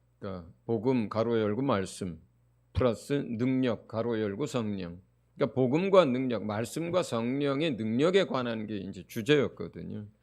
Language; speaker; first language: Korean; native; Korean